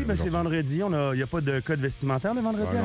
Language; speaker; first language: French; native; French